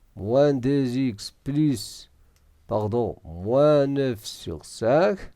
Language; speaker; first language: French; non-native, local second language; Arabic